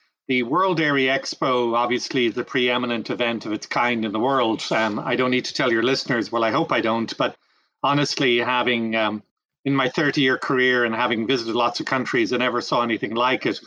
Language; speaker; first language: English; native; English